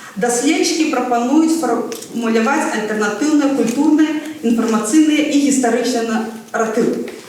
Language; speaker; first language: Belarusian; non-native, local second language; Russian